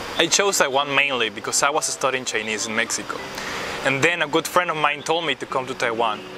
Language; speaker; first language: English; non-native, fluent; Spanish